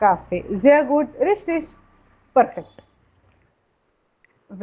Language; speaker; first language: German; non-native, fluent; Hindi